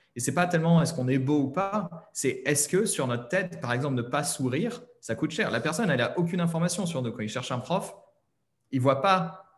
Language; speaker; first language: French; native; French